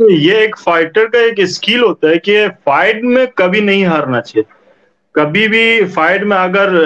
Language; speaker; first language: Hindi; native; Hindi